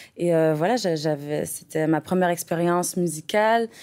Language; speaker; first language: French; native; French